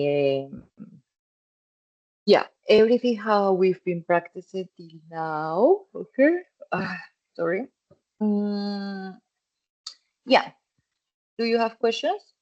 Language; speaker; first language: English; non-native, fluent; Spanish